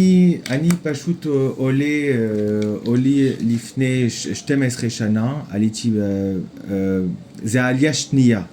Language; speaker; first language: Hebrew; non-native, fluent; French